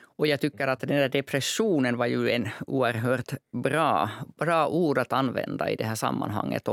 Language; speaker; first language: Swedish; non-native, local second language; Finnish